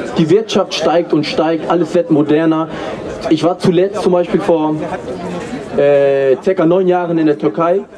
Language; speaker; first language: German; early bilingual, other home language; Kurdish